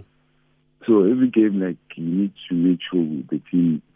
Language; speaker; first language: English; non-native, local second language; Venda